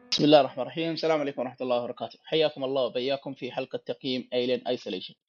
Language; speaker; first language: Arabic; native; Arabic